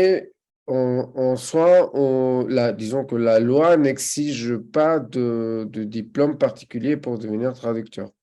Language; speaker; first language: French; non-native, fluent; Spanish